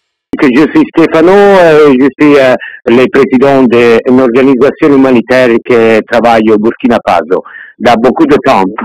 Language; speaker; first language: French; non-native, learner; Italian